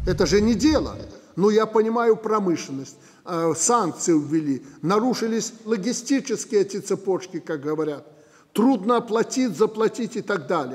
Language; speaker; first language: Russian; native; Russian